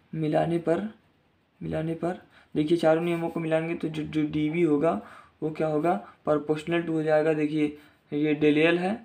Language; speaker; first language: Hindi; native; Hindi